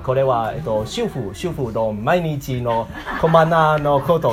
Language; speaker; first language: Japanese; non-native, learner; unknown